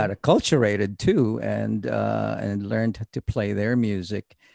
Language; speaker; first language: English; early bilingual, other home language; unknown